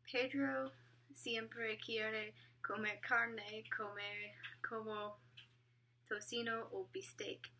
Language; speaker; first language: Spanish; non-native, learner; English